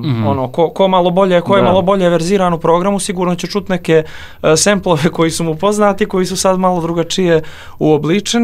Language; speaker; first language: Serbian; native; Serbian